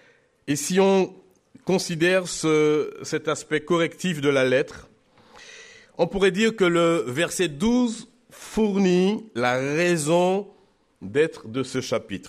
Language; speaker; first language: French; native; French